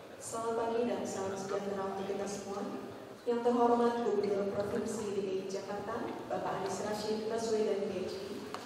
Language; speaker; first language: Indonesian; native; Indonesian